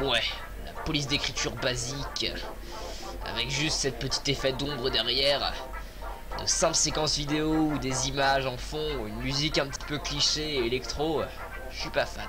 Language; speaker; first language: French; native; French